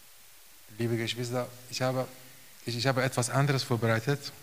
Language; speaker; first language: German; non-native, fluent; Romanian